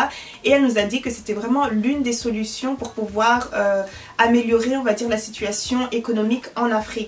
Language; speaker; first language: French; early bilingual, other home language; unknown